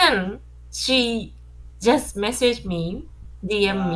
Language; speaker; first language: English; non-native, learner; Japanese